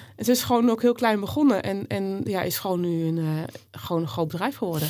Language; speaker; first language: Dutch; native; Dutch